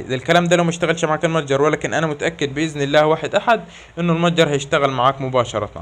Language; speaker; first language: Arabic; native; Arabic